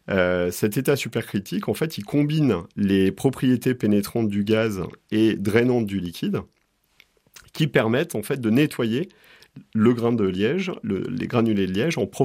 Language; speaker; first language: French; native; French